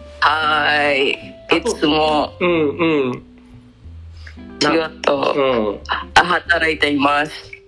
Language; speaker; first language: Japanese; non-native, learner; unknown